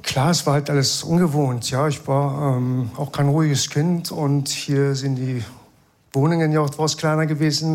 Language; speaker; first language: German; early bilingual, other home language; Persian